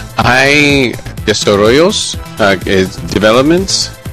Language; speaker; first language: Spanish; non-native, learner; English